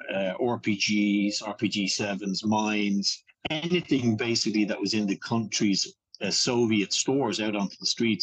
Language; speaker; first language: English; native; English